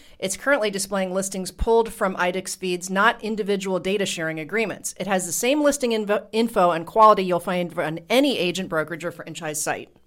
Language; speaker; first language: English; native; English